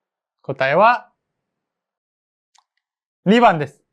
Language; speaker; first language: Japanese; non-native, fluent; Korean